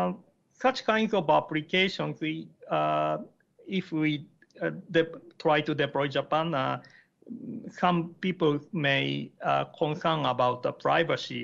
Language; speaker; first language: English; non-native, learner; Japanese